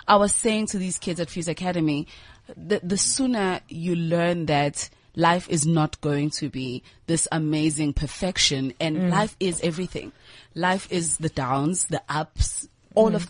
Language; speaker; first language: English; non-native, local second language; Zulu